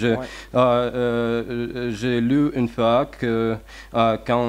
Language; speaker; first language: French; non-native, fluent; Russian